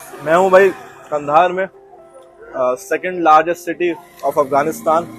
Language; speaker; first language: Hindi; native; Hindi